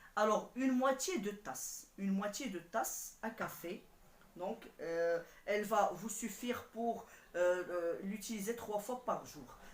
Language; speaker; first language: French; non-native, local second language; Arabic